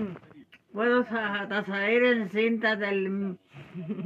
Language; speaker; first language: Spanish; native; Spanish